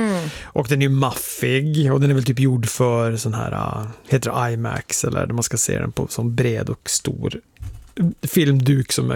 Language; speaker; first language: Swedish; native; Swedish